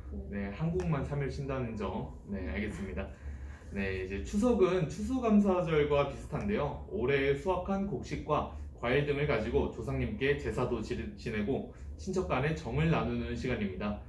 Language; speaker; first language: Korean; native; Korean